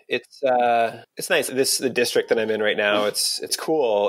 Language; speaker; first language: English; native; English